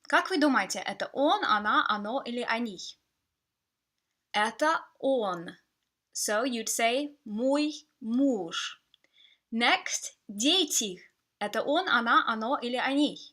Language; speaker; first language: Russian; non-native, fluent; English